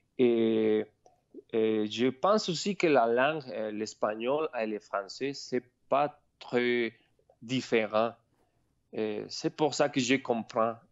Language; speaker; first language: French; non-native, learner; Spanish